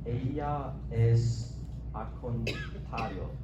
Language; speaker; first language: Portuguese; non-native, learner; English